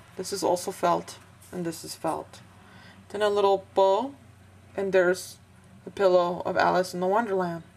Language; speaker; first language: English; non-native, fluent; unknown